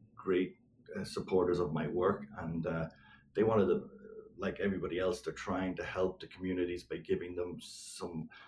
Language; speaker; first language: English; native; English